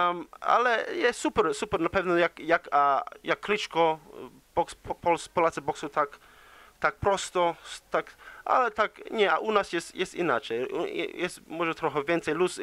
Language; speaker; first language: Polish; early bilingual, heritage; English